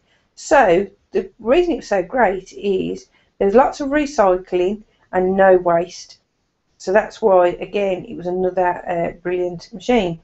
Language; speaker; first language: English; native; English